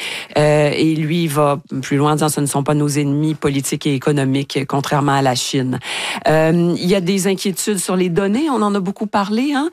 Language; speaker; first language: French; native; French